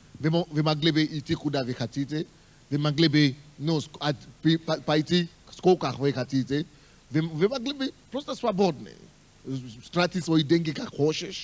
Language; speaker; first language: Russian; non-native, fluent; Yoruba